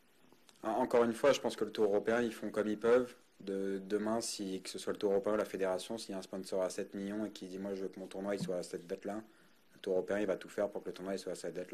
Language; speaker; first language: French; native; French